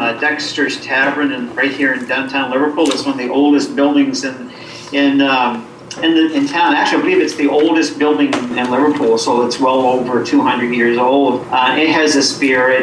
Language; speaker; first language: English; native; English